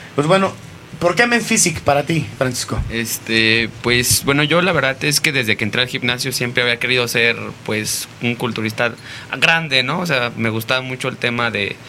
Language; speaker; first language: Spanish; native; Spanish